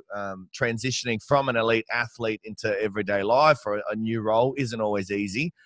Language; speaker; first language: English; native; English